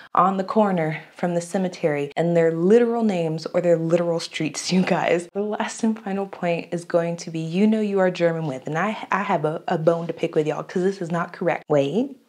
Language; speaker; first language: English; native; English